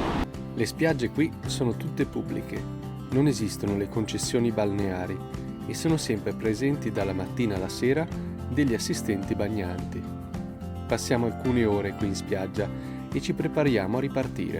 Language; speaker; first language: Italian; native; Italian